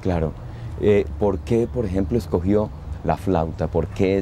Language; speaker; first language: Spanish; native; Spanish